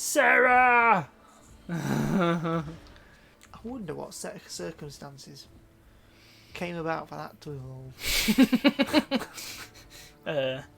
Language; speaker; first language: English; native; English